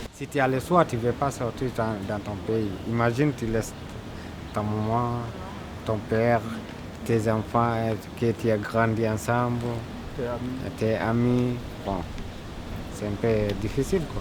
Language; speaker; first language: French; non-native, learner; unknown